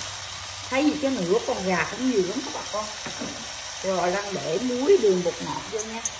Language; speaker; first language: Vietnamese; native; Vietnamese